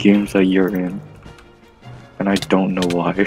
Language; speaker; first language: English; native; English